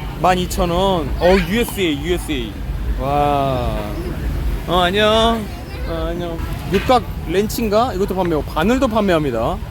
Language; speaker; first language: Korean; native; Korean